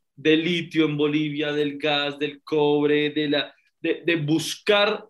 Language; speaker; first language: Spanish; native; Spanish